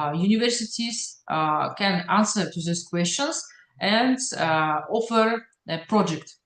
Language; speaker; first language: English; non-native, learner; Russian